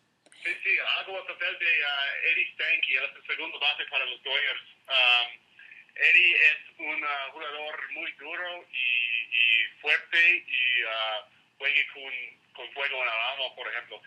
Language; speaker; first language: Spanish; non-native, learner; English